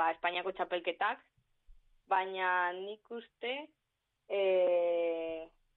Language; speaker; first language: Basque; non-native, local second language; Spanish